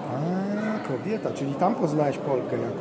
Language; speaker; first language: Polish; native; Polish